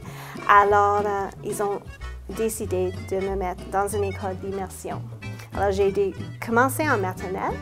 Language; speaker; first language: French; non-native, local second language; English